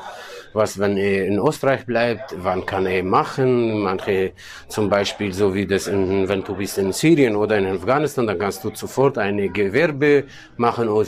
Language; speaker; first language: German; non-native, learner; Kurdish